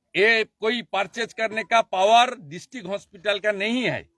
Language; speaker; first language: Hindi; non-native, local second language; Bangla